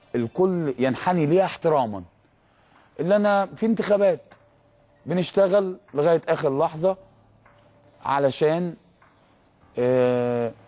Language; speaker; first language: Arabic; native; Arabic